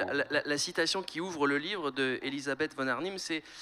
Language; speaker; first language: French; native; French